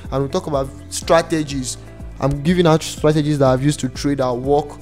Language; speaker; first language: English; non-native, local second language; Yoruba